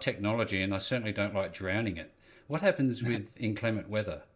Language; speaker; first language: English; native; English